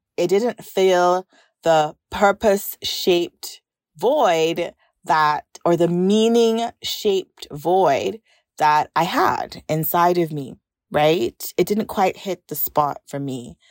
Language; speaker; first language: English; non-native, local second language; Yoruba